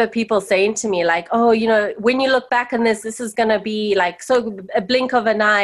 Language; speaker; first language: English; native; English